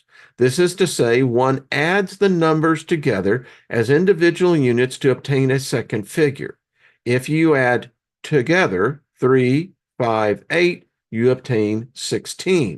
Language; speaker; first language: English; native; English